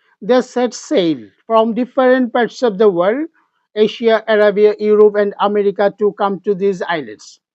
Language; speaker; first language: English; non-native, local second language; Bangla